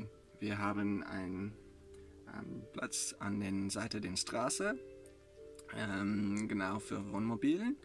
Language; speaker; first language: German; non-native, learner; English